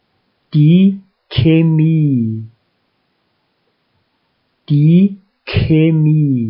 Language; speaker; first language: German; native; German